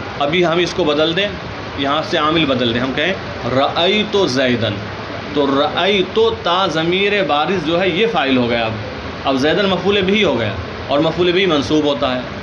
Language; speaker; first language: Urdu; native; Urdu